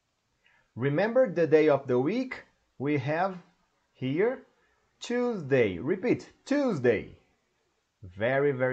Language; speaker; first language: English; non-native, learner; Portuguese